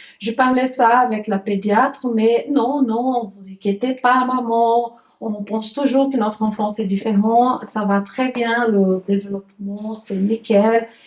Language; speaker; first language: French; non-native, fluent; Portuguese